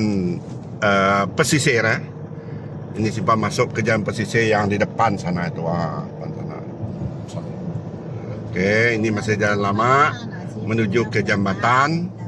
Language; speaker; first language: Malay; native; Malay